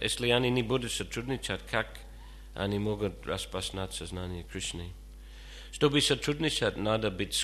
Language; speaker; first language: Russian; non-native, fluent; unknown